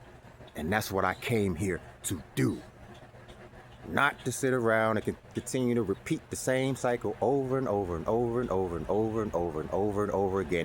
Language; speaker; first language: English; native; English